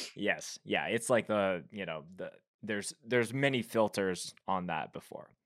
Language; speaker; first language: English; native; English